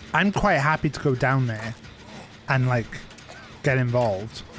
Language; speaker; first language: English; non-native, local second language; Welsh